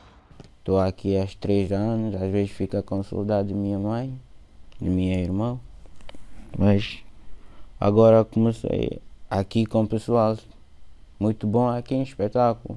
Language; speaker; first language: Portuguese; non-native, learner; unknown